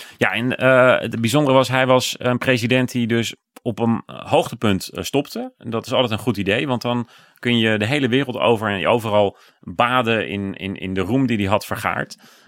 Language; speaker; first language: Dutch; native; Dutch